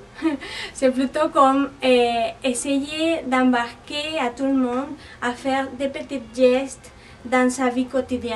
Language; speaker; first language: French; non-native, fluent; Spanish